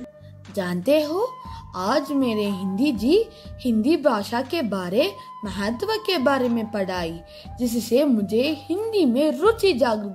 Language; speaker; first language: Hindi; non-native, local second language; Tamil